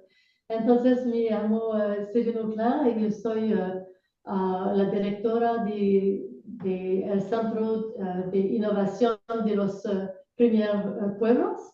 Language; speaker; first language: Spanish; non-native, learner; French